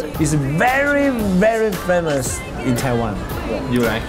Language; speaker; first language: English; non-native, learner; Chinese